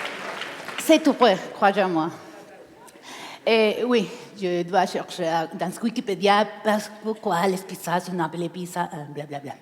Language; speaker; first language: French; non-native, learner; Spanish